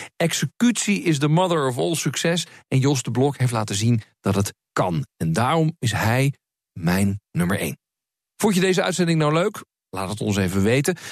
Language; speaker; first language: Dutch; native; Dutch